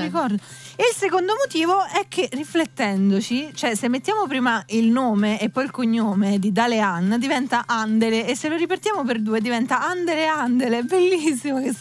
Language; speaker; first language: Italian; native; Italian